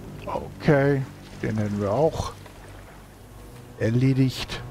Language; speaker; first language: German; native; German